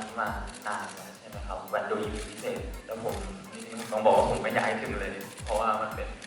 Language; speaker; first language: Thai; native; Thai